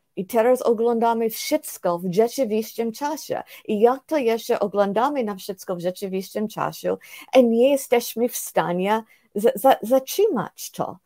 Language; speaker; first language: Polish; non-native, fluent; English